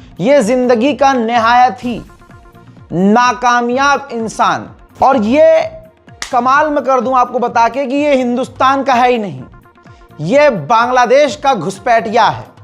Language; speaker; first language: Hindi; native; Hindi